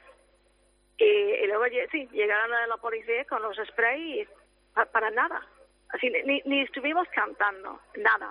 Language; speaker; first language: Spanish; non-native, fluent; English